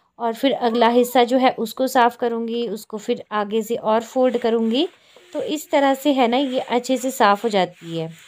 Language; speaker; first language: Hindi; native; Hindi